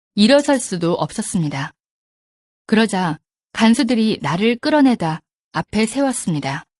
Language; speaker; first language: Korean; native; Korean